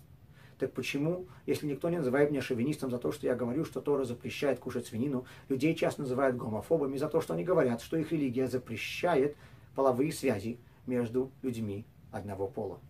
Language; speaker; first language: Russian; native; Russian